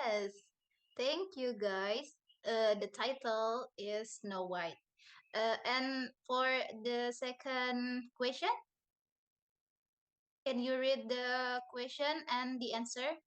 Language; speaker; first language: English; non-native, learner; Indonesian